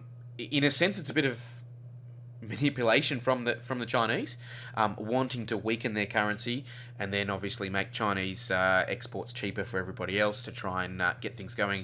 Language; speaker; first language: English; native; English